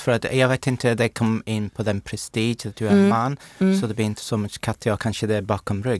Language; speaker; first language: Swedish; non-native, learner; English